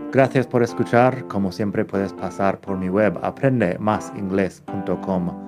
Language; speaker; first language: Spanish; non-native, fluent; English